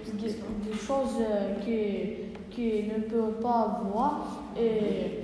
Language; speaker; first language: French; non-native, learner; Arabic